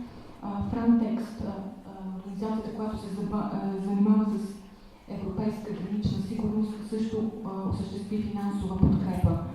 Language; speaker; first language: Bulgarian; native; Bulgarian